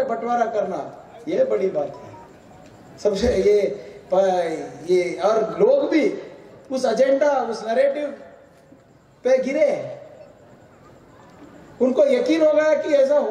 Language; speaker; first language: Hindi; non-native, local second language; Kannada